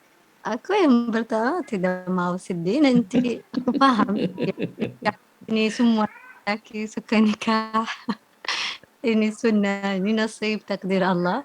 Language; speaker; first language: Indonesian; non-native, learner; Arabic